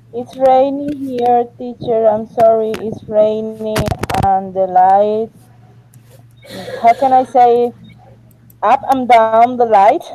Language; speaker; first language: English; non-native, learner; Spanish